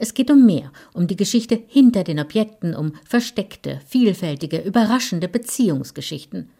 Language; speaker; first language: German; native; German